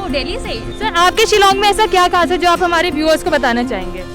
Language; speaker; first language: Hindi; native; Hindi